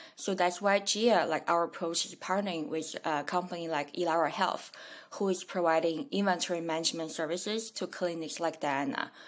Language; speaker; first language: English; non-native, fluent; Chinese